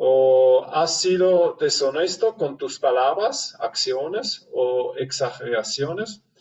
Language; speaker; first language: Spanish; non-native, fluent; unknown